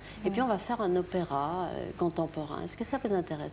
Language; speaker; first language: French; native; French